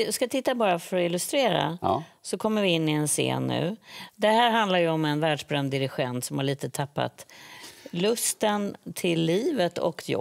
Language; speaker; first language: Swedish; native; Swedish